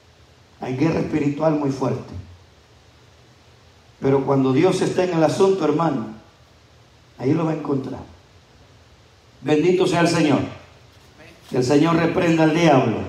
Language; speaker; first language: Spanish; native; Spanish